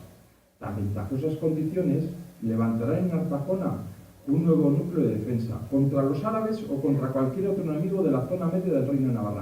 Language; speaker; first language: Spanish; native; Spanish